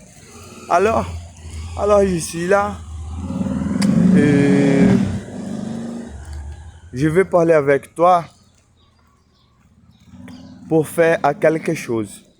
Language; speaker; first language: French; non-native, learner; Portuguese